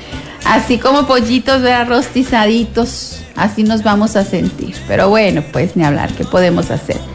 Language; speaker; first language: Spanish; native; Spanish